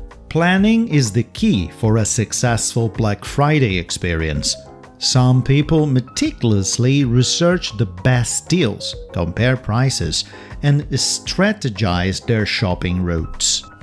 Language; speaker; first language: English; non-native, fluent; Portuguese